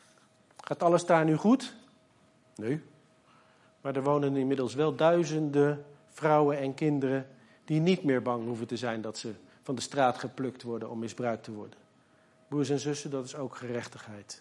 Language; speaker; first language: Dutch; native; Dutch